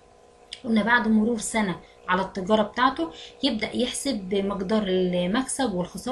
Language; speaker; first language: Arabic; native; Arabic